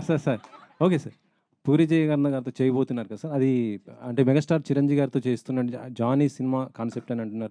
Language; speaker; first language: Telugu; native; Telugu